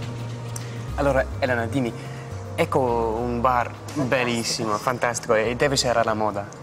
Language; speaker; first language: Italian; non-native, learner; English